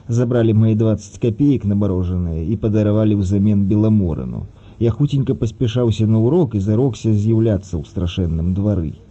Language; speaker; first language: Belarusian; early bilingual, other home language; Russian